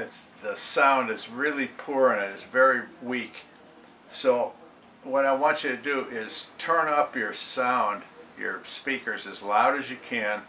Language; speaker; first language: English; native; English